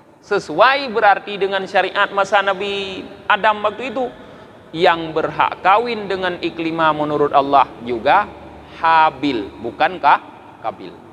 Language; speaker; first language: Malay; non-native, local second language; Achinese